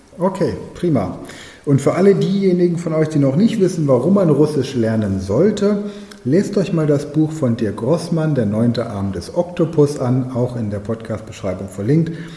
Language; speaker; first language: German; native; German